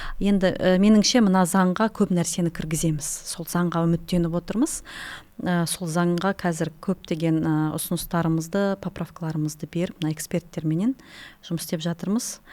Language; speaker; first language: Kazakh; non-native, local second language; Russian